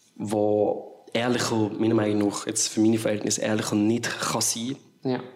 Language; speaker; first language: German; native; German